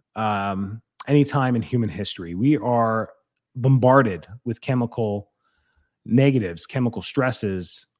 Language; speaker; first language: English; native; English